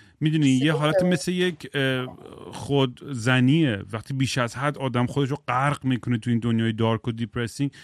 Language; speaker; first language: Persian; native; Persian